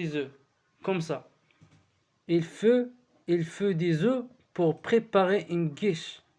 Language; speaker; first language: French; non-native, learner; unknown